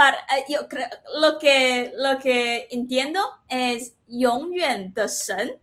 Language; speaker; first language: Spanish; non-native, fluent; Chinese